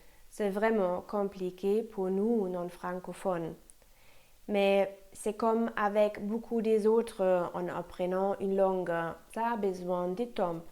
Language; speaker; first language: French; non-native, fluent; German